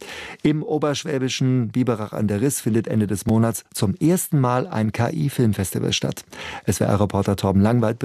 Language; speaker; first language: German; native; German